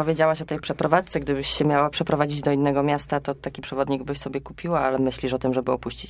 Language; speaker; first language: Polish; native; Polish